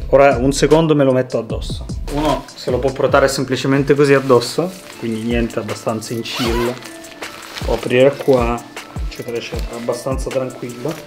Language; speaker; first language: Italian; early bilingual, other home language; Russian